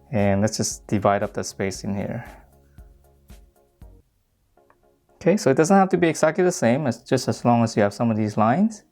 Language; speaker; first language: English; native; English